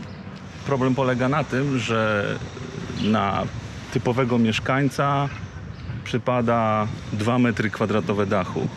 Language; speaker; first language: Polish; native; Polish